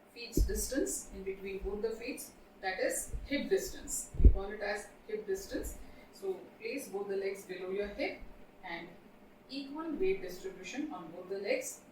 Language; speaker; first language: English; non-native, local second language; Marathi